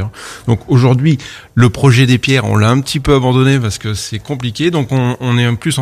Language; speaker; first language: French; native; French